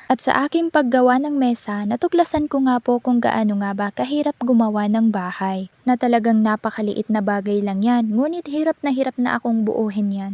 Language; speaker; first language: Filipino; non-native, local second language; Maranao